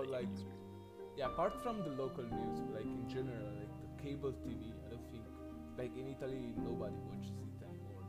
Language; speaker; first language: English; non-native, fluent; Italian